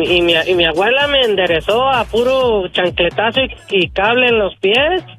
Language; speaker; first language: Spanish; native; Spanish